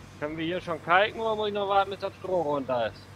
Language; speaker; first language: German; native; German